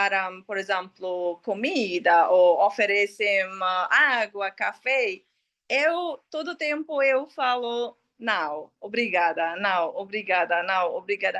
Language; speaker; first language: Portuguese; non-native, learner; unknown